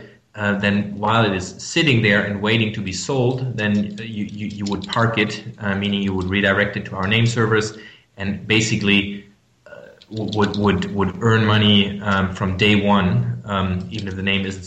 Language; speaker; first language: English; non-native, fluent; German